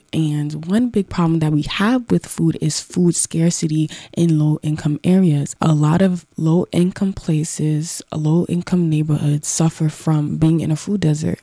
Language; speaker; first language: English; native; English